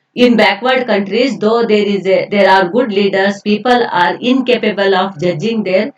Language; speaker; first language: English; non-native, local second language; Kannada